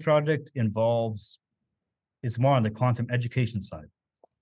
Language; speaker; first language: English; early bilingual, other home language; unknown